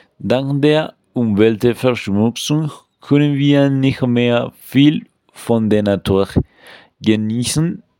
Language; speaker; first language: German; non-native, learner; Spanish